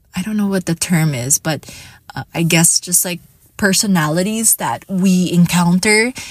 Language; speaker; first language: English; non-native, local second language; Hiligaynon